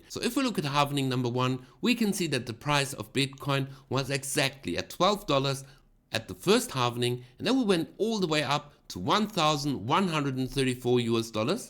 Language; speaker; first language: English; non-native, fluent; German